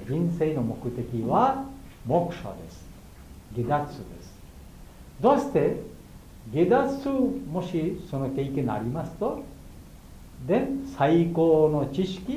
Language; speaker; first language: Japanese; non-native, learner; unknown